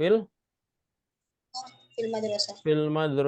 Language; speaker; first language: Arabic; non-native, fluent; Indonesian